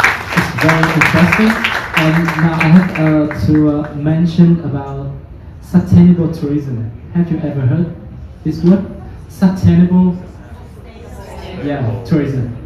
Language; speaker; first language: English; non-native, fluent; Vietnamese